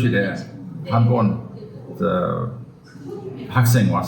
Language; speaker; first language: Korean; non-native, fluent; English